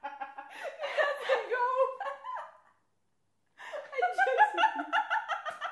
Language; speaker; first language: English; non-native, fluent; Portuguese